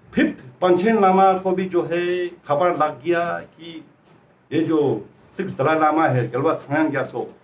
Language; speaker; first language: Hindi; non-native, local second language; Ladakhi